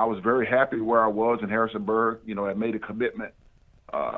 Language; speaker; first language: English; native; English